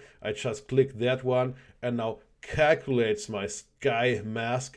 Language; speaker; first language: English; non-native, fluent; German